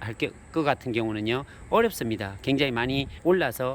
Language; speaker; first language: Korean; native; Korean